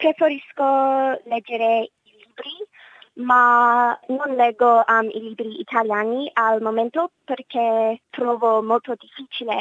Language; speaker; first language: Italian; non-native, learner; English